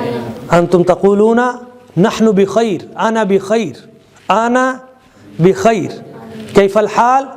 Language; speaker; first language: Arabic; non-native, fluent; Urdu